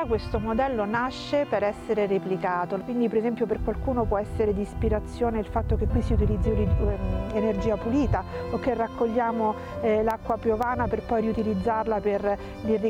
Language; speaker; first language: Italian; native; Italian